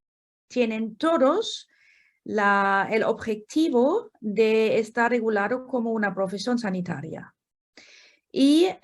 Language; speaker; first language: Spanish; non-native, fluent; German